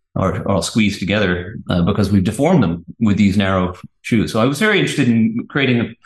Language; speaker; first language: English; native; English